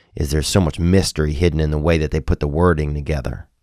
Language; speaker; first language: English; native; English